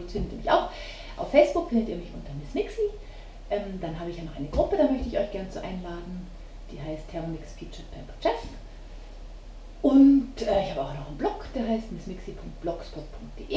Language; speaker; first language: German; native; German